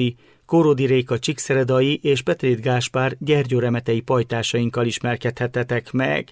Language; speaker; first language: Hungarian; native; Hungarian